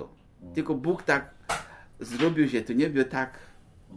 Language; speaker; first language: Polish; non-native, learner; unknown